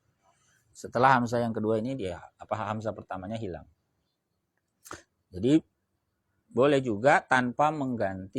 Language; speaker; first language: Indonesian; native; Indonesian